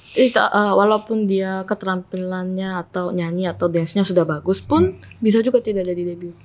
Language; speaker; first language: Indonesian; non-native, fluent; Korean